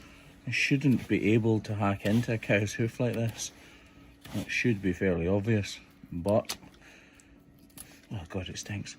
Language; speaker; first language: English; native; English